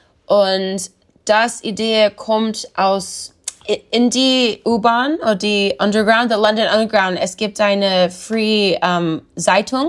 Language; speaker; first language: German; non-native, learner; English